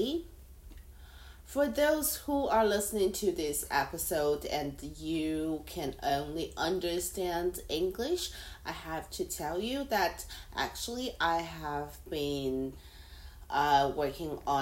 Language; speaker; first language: English; non-native, fluent; Chinese